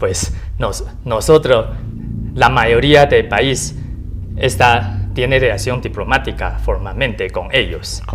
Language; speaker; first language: Spanish; non-native, learner; Chinese